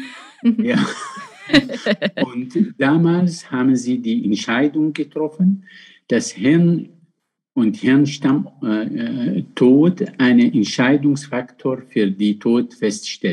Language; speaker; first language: German; non-native, fluent; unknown